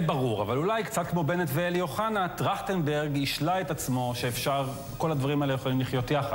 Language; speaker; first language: Hebrew; native; Hebrew